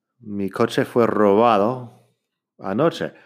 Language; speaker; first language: Spanish; non-native, fluent; English